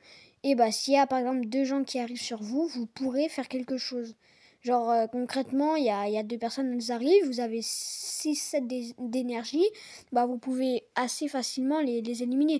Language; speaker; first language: French; native; French